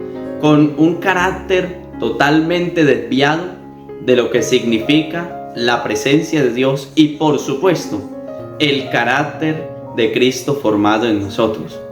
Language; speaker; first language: Spanish; native; Spanish